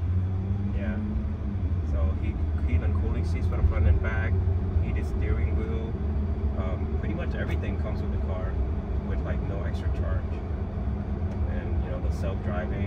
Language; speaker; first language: English; early bilingual, other home language; Vietnamese